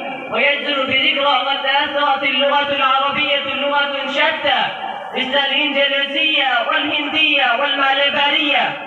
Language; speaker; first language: Arabic; non-native, learner; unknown